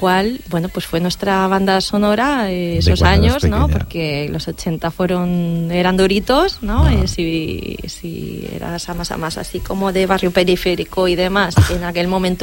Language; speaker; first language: Spanish; native; Spanish